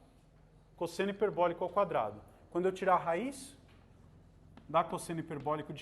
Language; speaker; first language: Portuguese; native; Portuguese